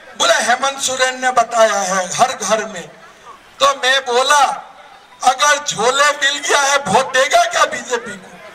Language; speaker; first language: Hindi; non-native, local second language; Assamese